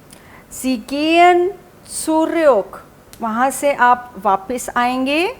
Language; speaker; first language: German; non-native, fluent; Hindi